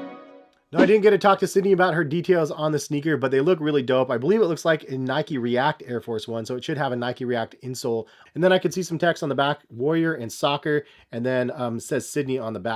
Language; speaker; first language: English; native; English